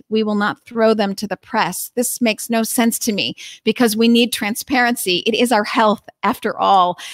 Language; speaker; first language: English; native; English